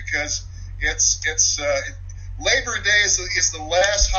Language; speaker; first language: English; native; English